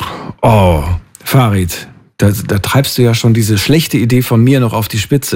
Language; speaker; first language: German; native; German